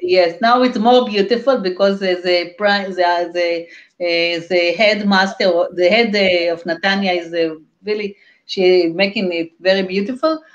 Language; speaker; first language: English; non-native, fluent; Hebrew